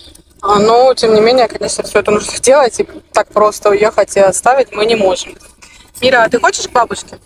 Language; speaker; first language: Russian; native; Russian